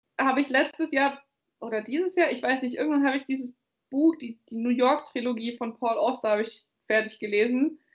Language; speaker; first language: German; native; German